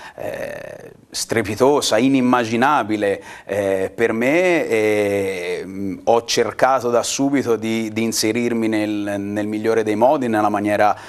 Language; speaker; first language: Italian; native; Italian